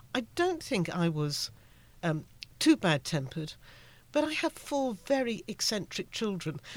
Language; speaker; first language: English; native; English